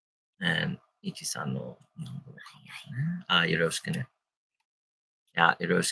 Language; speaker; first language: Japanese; non-native, learner; English